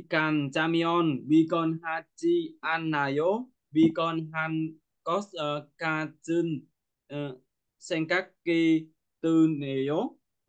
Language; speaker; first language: Korean; non-native, learner; Vietnamese